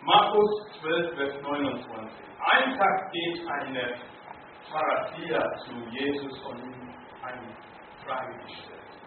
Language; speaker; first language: German; non-native, learner; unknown